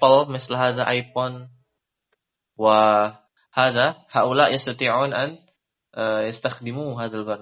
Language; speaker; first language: Arabic; non-native, learner; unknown